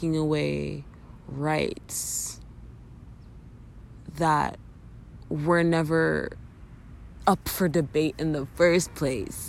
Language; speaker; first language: English; native; English